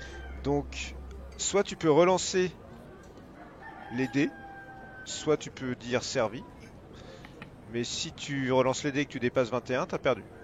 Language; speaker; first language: French; native; French